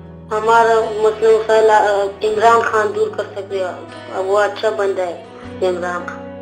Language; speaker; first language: Hindi; non-native, local second language; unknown